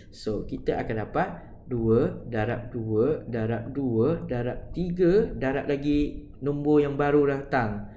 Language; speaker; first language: Malay; non-native, local second language; Chinese